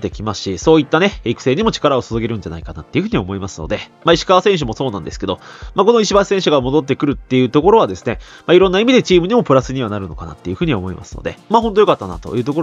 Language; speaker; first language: Japanese; native; Japanese